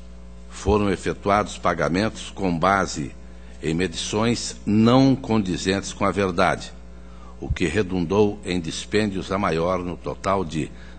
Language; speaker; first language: Portuguese; native; Portuguese